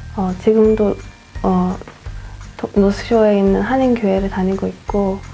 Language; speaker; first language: Korean; early bilingual, other home language; English